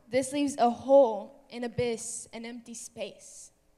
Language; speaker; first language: English; native; English